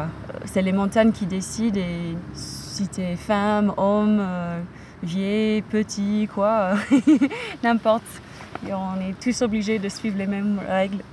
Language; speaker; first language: French; non-native, fluent; English